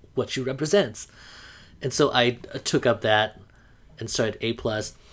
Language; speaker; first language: English; non-native, fluent; Burmese